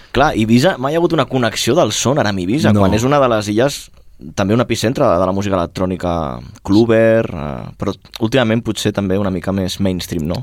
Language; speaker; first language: Catalan; native; Catalan